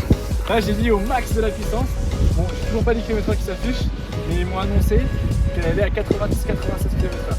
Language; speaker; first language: French; native; French